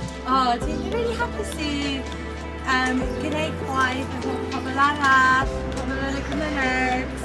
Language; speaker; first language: Welsh; non-native, learner; English